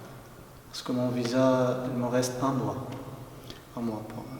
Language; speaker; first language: French; non-native, local second language; Arabic